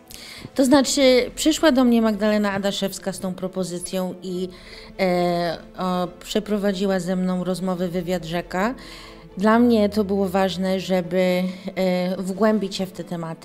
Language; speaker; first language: Polish; early bilingual, heritage; English